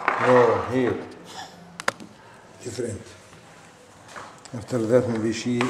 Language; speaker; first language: English; non-native, learner; Arabic